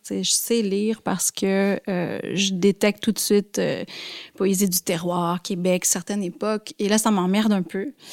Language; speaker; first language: French; native; French